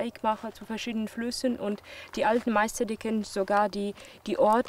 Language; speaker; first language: German; non-native, fluent; Russian